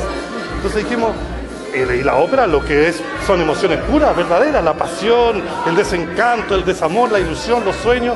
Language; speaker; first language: Spanish; native; Spanish